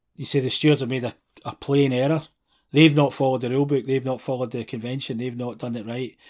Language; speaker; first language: English; native; English